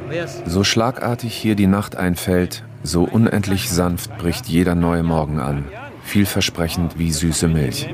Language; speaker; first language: German; native; German